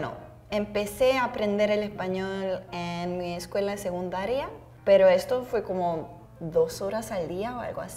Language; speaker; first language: Spanish; non-native, fluent; Serbian